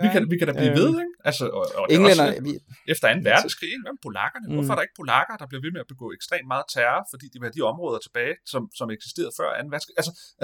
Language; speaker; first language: Danish; native; Danish